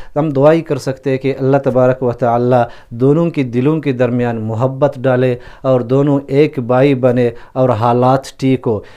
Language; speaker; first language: Urdu; non-native, local second language; Baluchi